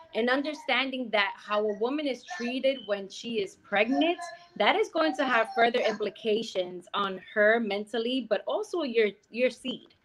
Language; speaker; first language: English; native; English